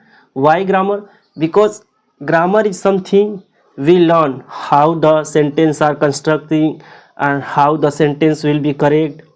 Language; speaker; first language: English; non-native, local second language; Hindi